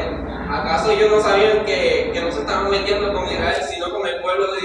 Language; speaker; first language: Spanish; native; Spanish